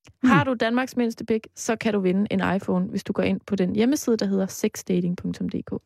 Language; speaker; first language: Danish; native; Danish